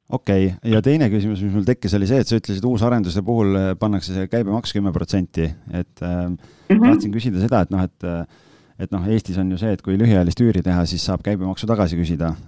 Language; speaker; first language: Estonian; native; Estonian